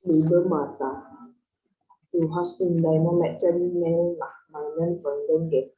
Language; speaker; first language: German; non-native, learner; Indonesian